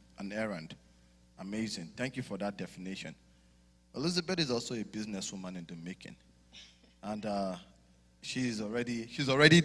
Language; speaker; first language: English; non-native, local second language; Yoruba